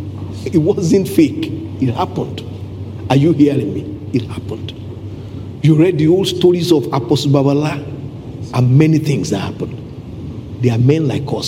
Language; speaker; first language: English; non-native, local second language; Yoruba